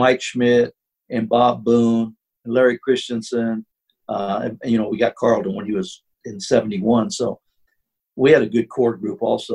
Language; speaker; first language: English; native; English